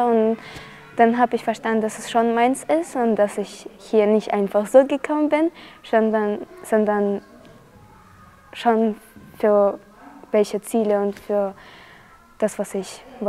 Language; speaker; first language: German; non-native, fluent; Russian